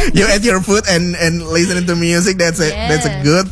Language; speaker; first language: English; non-native, local second language; Indonesian